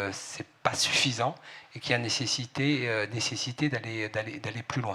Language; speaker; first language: French; native; French